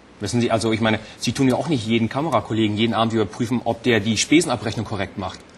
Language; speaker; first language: German; native; German